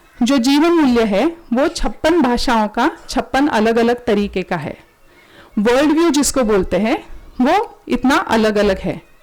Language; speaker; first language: Hindi; non-native, local second language; Marathi